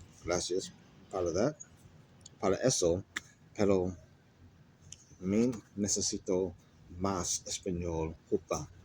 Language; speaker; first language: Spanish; non-native, learner; English